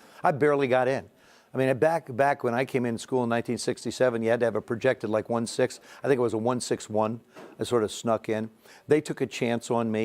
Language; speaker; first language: English; native; English